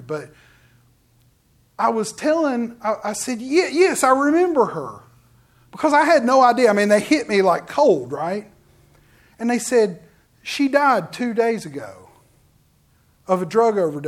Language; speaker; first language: English; native; English